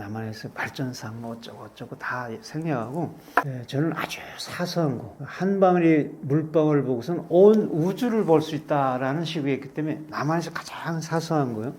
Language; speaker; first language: Korean; native; Korean